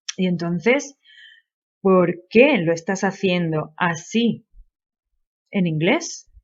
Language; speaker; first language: Spanish; native; Spanish